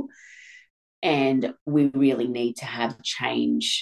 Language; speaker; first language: English; native; English